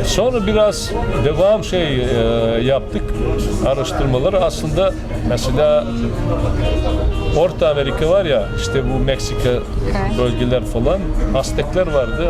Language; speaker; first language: Turkish; non-native, fluent; Serbian